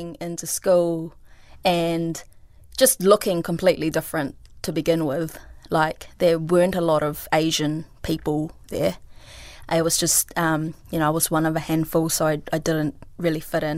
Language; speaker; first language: English; early bilingual, other home language; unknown